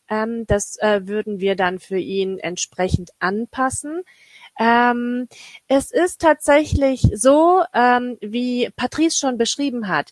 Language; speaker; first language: German; native; German